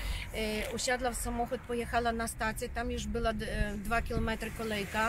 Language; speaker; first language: Polish; non-native, learner; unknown